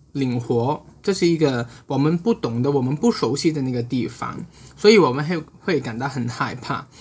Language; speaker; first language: Chinese; non-native, local second language; Cantonese